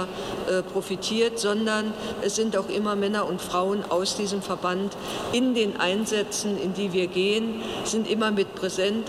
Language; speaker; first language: German; native; German